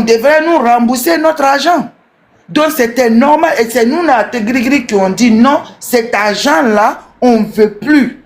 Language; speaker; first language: French; non-native, local second language; Bambara